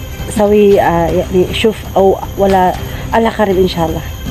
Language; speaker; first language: Arabic; non-native, learner; Filipino